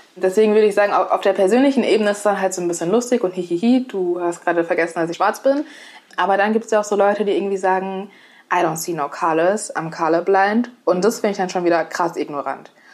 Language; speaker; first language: German; native; German